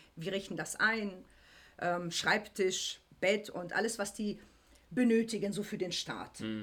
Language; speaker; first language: German; native; German